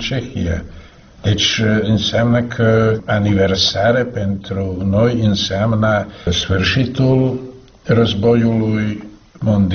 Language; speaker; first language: Romanian; non-native, learner; Slovak